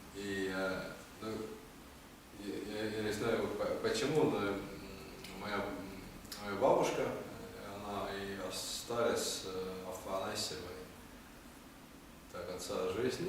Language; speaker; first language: Russian; non-native, learner; Estonian